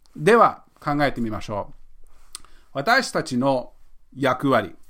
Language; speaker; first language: Japanese; non-native, fluent; English